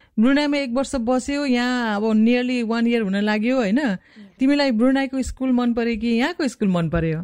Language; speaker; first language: Nepali; native; Nepali